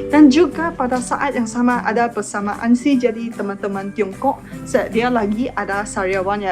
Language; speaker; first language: Indonesian; non-native, fluent; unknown